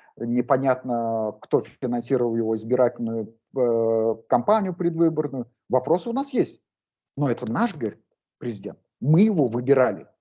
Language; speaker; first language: Russian; non-native, local second language; Kazakh